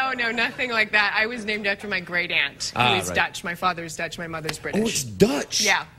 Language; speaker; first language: English; native; English